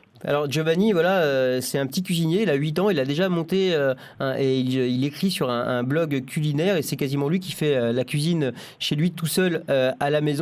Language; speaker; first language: French; native; French